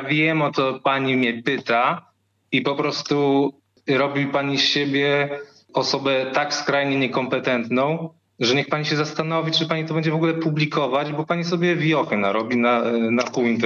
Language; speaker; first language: Polish; native; Polish